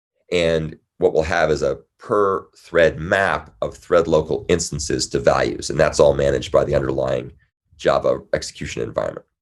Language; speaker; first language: English; native; English